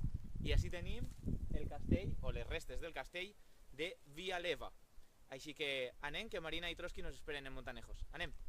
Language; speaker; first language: Catalan; native; Catalan